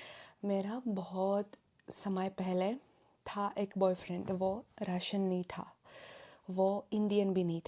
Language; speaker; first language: Hindi; non-native, fluent; Russian